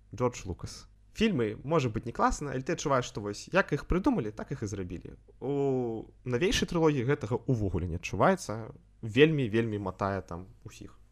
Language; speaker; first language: Belarusian; non-native, local second language; Russian